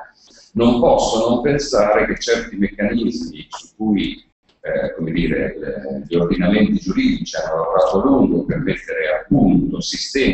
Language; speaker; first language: Italian; native; Italian